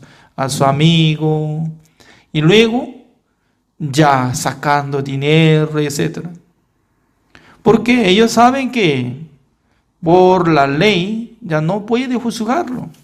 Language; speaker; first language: Spanish; non-native, fluent; Korean